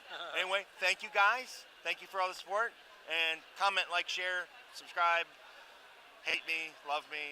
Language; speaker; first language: English; native; English